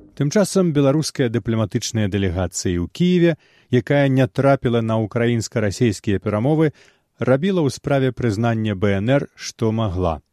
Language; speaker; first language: Belarusian; native; Belarusian